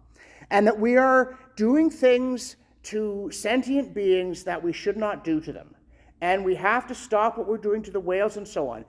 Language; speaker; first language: English; native; English